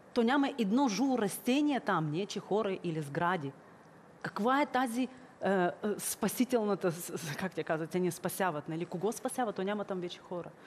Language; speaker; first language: Bulgarian; early bilingual, heritage; Bulgarian